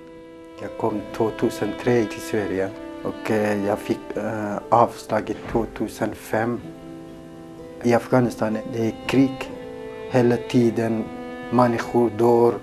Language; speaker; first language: Swedish; non-native, learner; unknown